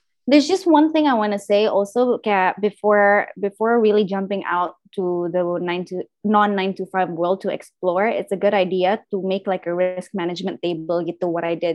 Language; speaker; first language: English; early bilingual, other home language; Indonesian